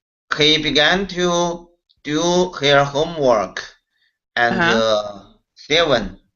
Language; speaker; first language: English; non-native, learner; Chinese